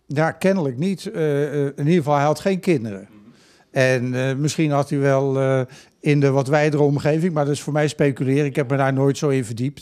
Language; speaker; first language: Dutch; native; Dutch